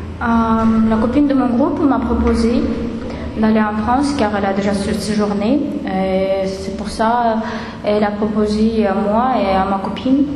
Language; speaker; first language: French; non-native, fluent; Russian